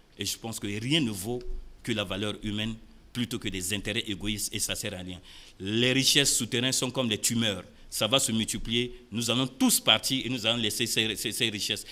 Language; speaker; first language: French; non-native, local second language; Sango